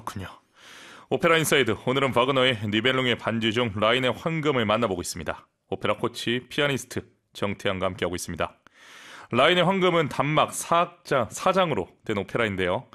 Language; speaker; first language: Korean; native; Korean